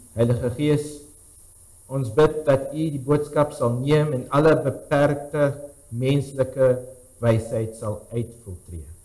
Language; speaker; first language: Afrikaans; non-native, local second language; English